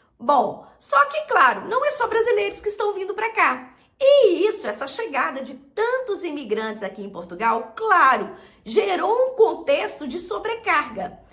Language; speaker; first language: Portuguese; native; Portuguese